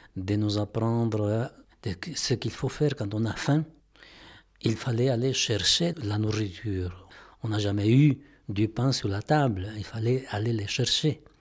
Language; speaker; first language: French; non-native, fluent; Spanish